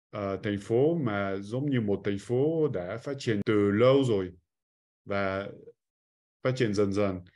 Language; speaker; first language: Vietnamese; non-native, fluent; French